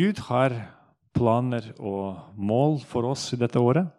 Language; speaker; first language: Norwegian; non-native, fluent; Russian